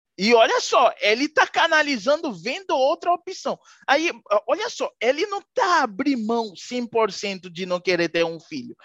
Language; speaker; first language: Portuguese; non-native, fluent; Haitian Creole